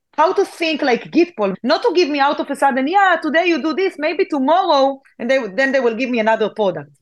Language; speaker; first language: English; non-native, fluent; Hebrew